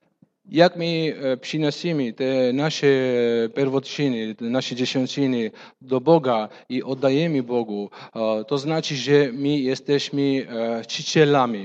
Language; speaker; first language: Polish; non-native, fluent; Russian